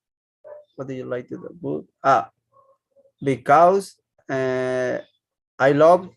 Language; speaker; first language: English; non-native, learner; Spanish